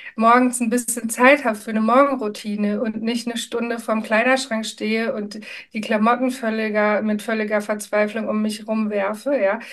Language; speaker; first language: German; native; German